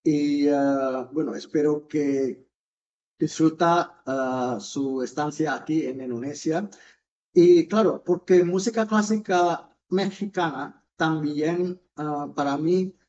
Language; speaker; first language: Spanish; non-native, fluent; Indonesian